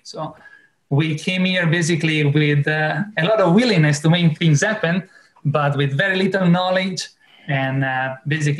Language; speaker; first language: English; non-native, fluent; Italian